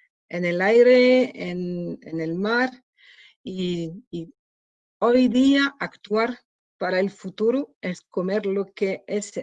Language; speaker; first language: Spanish; non-native, learner; French